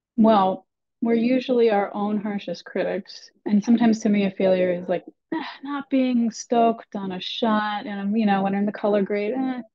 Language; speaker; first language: English; native; English